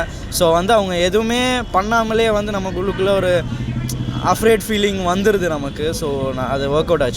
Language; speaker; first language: Tamil; native; Tamil